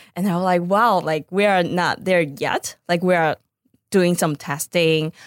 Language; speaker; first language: English; non-native, fluent; Chinese